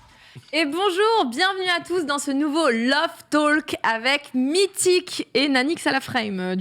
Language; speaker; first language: French; native; French